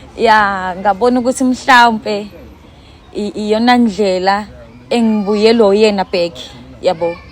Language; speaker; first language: Zulu; native; Zulu